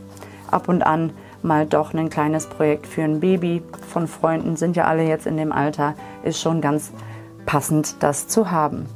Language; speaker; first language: German; native; German